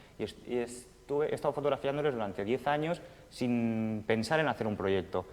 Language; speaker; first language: Spanish; early bilingual, other home language; Romanian